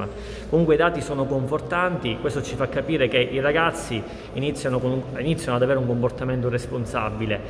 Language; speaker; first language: Italian; native; Italian